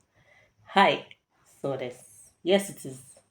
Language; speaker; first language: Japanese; non-native, fluent; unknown